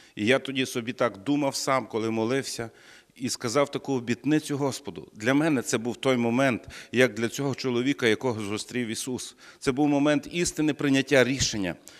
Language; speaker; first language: Ukrainian; native; Ukrainian